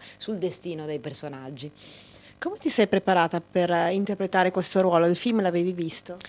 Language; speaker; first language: Italian; native; Italian